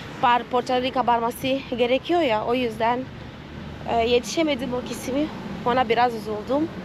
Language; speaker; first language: Turkish; non-native, fluent; Portuguese